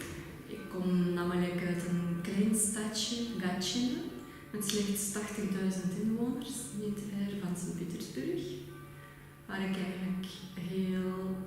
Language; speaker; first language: Dutch; non-native, fluent; Russian